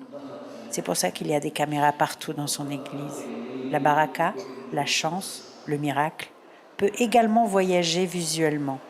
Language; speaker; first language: French; native; French